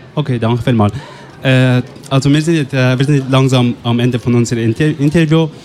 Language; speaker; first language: German; non-native, fluent; Persian